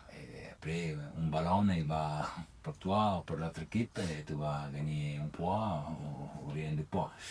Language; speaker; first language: French; non-native, learner; Italian